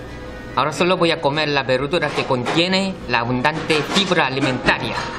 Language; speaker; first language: Spanish; non-native, fluent; Korean